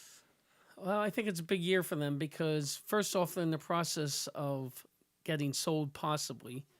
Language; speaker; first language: English; native; English